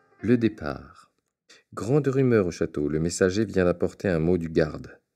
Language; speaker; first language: French; native; French